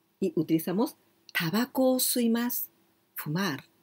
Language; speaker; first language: Spanish; non-native, learner; Japanese